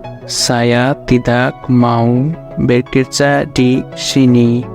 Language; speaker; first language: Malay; non-native, fluent; Nepali